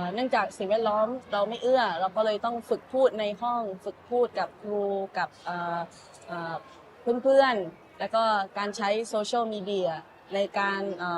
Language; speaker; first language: Thai; non-native, local second language; Malay